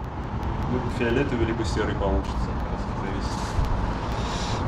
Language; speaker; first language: Russian; native; Russian